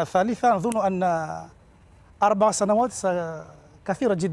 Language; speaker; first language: Arabic; non-native, local second language; Comorian